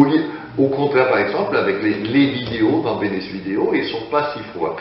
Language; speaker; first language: French; non-native, fluent; German